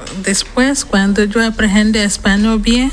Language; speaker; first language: Spanish; non-native, learner; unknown